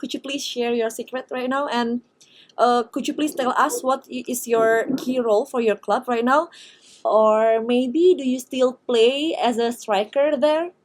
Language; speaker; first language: English; non-native, fluent; Indonesian